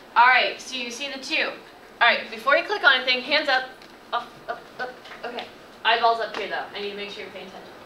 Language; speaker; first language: English; native; English